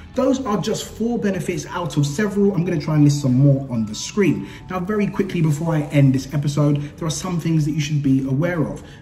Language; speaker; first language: English; native; English